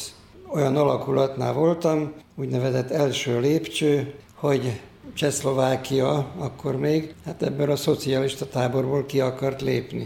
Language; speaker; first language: Hungarian; native; Hungarian